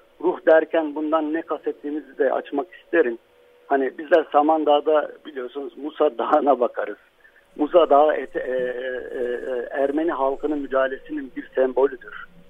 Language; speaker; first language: Turkish; non-native, local second language; Arabic